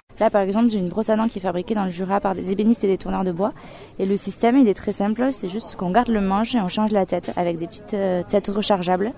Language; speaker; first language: French; early bilingual, other home language; Spanish